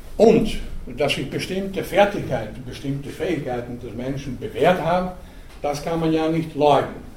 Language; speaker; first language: German; native; German